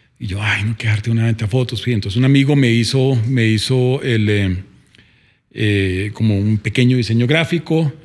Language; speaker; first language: Spanish; native; Spanish